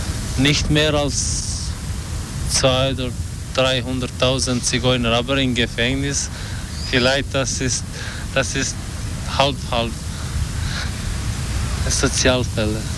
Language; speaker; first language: German; non-native, learner; Albanian